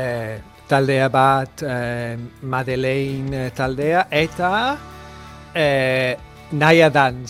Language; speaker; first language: Basque; non-native, learner; English